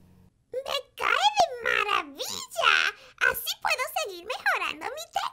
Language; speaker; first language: Spanish; native; Spanish